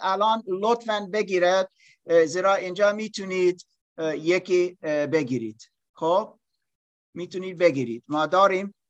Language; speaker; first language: Persian; non-native, learner; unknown